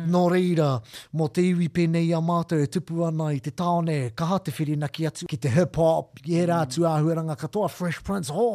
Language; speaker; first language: Māori; non-native, local second language; English